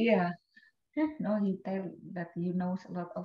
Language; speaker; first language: English; non-native, fluent; Indonesian